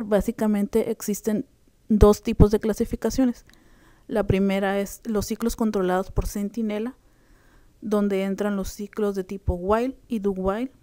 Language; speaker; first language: Spanish; native; Spanish